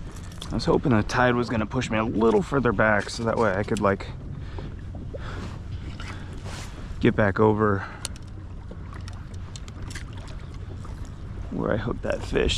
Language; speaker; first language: English; native; English